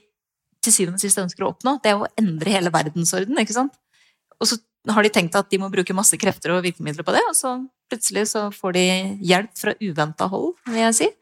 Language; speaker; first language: Norwegian; native; Norwegian